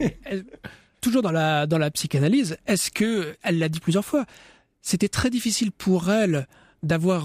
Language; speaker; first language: French; native; French